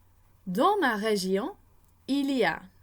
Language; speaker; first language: French; non-native, fluent; English